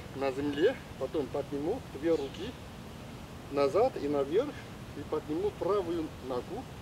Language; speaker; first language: Russian; non-native, learner; Chinese